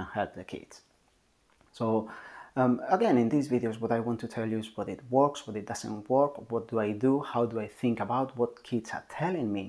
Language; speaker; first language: English; non-native, fluent; Spanish